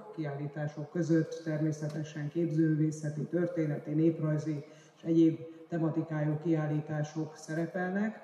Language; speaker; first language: Hungarian; native; Hungarian